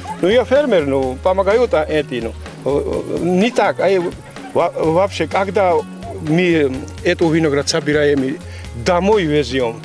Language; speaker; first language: Russian; non-native, fluent; Georgian